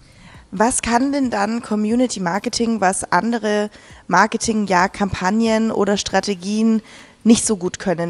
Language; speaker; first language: German; native; German